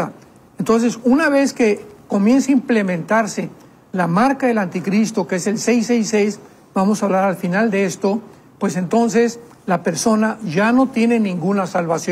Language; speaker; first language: Spanish; native; Spanish